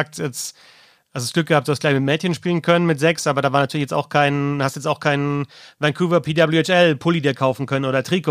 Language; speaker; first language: German; native; German